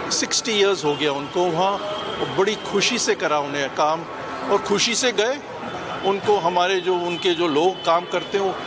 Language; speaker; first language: Hindi; non-native, local second language; Punjabi